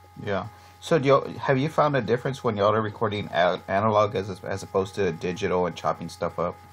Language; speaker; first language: English; native; English